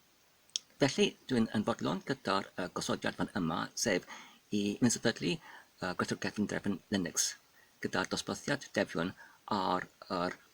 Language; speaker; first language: Welsh; non-native, fluent; English